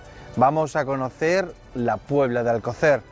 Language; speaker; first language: Spanish; native; Spanish